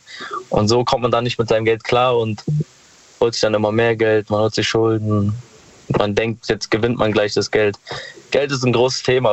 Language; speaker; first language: German; native; German